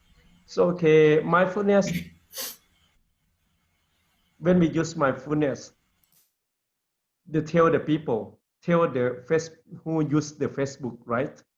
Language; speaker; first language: English; non-native, learner; Lao